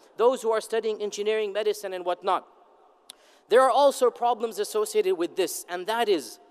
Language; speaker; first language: English; native; English